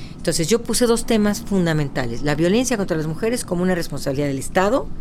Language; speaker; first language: Spanish; native; Spanish